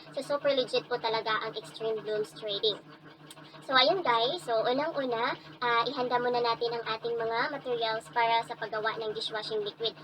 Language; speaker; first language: Filipino; non-native, local second language; Cebuano